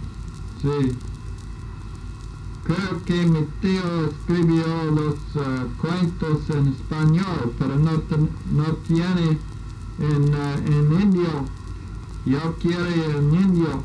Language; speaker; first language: Spanish; non-native, learner; English